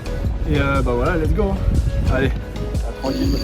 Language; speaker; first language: French; native; French